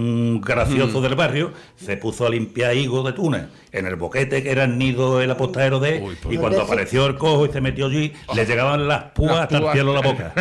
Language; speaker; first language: Spanish; native; Spanish